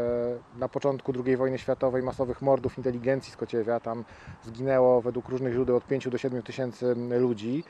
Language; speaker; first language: Polish; native; Polish